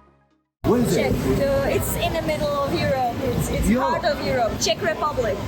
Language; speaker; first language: English; non-native, fluent; Czech